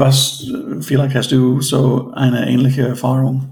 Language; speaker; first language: German; non-native, fluent; English